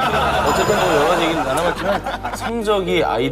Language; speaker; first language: Korean; native; Korean